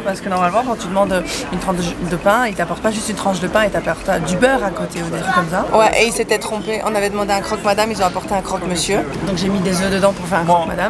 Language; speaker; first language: French; native; French